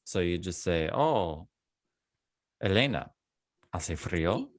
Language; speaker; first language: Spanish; non-native, fluent; English